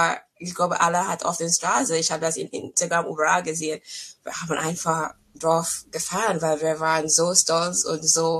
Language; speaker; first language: German; non-native, learner; English